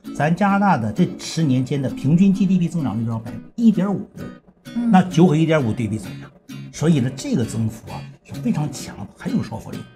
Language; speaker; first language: Chinese; native; Chinese